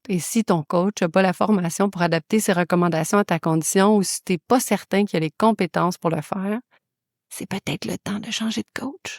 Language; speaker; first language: French; native; French